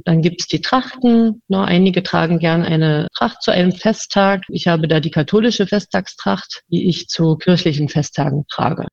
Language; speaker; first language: German; non-native, local second language; Upper Sorbian